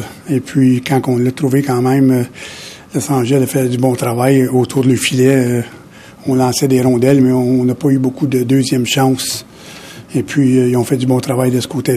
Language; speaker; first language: French; native; French